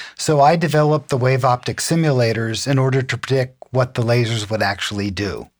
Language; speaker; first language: English; native; English